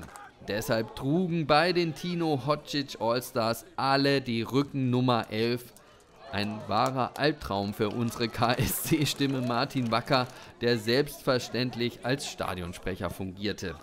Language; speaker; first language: German; native; German